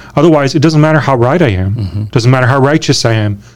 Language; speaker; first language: English; early bilingual, other home language; Romanian